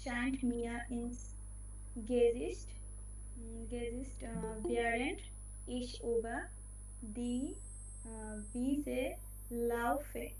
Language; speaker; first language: German; non-native, learner; Bangla